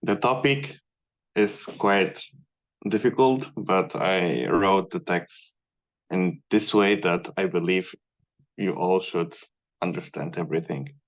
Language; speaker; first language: English; non-native, fluent; Polish